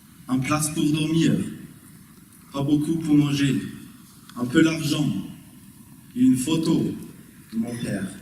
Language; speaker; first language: French; non-native, learner; German